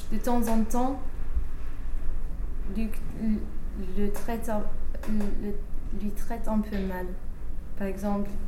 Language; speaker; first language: French; non-native, learner; English